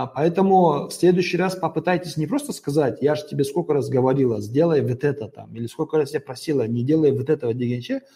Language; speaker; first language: Russian; non-native, local second language; Kazakh